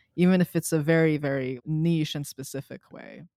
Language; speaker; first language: English; early bilingual, other home language; Serbian